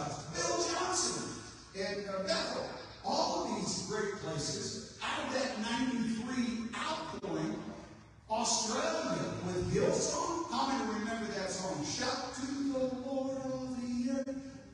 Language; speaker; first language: English; native; English